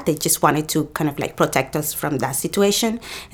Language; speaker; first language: English; non-native, fluent; Spanish